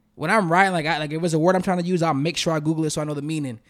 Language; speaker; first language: English; native; English